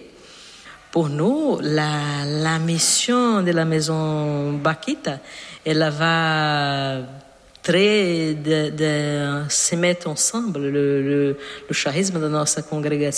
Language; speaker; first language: French; non-native, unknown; Portuguese